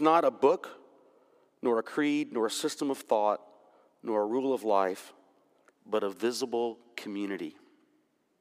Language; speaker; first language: English; native; English